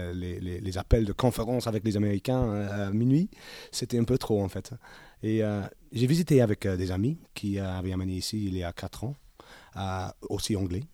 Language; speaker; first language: French; non-native, learner; English